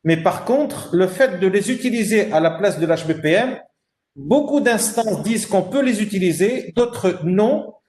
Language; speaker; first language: French; non-native, local second language; Arabic